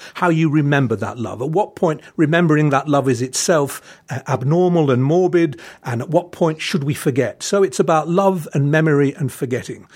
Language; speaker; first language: English; native; English